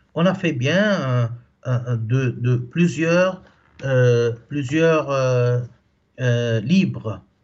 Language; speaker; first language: French; non-native, local second language; Arabic